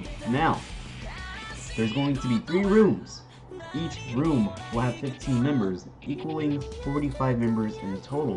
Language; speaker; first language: English; native; English